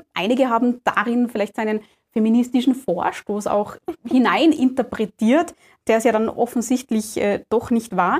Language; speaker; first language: German; native; German